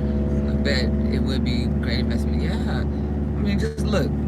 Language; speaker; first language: English; native; English